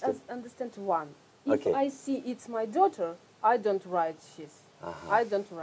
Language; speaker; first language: English; non-native, learner; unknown